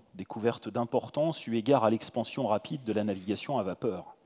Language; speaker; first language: French; native; French